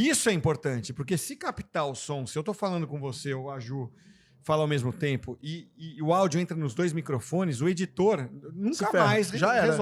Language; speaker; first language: Portuguese; native; Portuguese